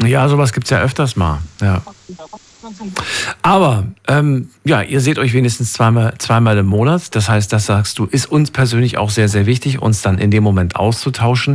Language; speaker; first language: German; native; German